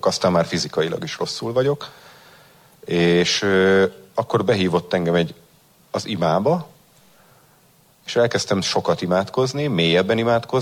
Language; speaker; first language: Hungarian; native; Hungarian